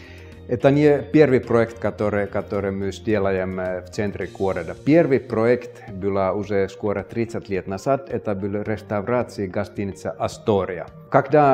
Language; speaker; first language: Russian; non-native, fluent; Finnish